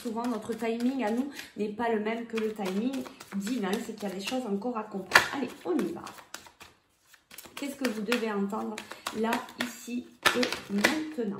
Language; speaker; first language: French; native; French